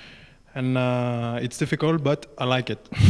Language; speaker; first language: English; non-native, learner; French